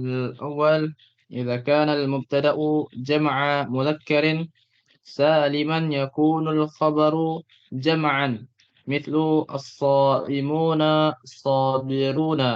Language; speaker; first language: Arabic; non-native, learner; Indonesian